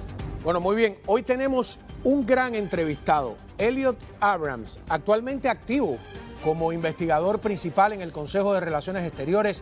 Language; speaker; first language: Spanish; native; Spanish